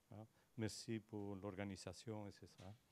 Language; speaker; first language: French; non-native, learner; Spanish